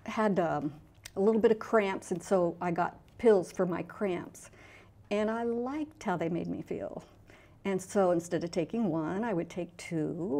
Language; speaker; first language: English; native; English